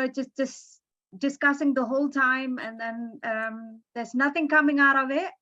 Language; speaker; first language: English; non-native, fluent; Indonesian